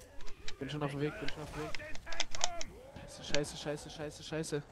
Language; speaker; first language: German; native; German